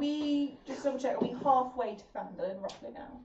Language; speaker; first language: English; native; English